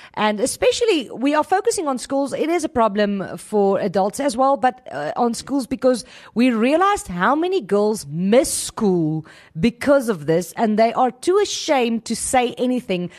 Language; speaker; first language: English; non-native, local second language; Afrikaans